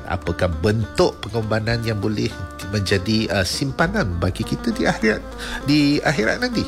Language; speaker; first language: Malay; non-native, local second language; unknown